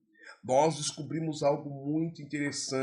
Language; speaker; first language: Portuguese; native; Portuguese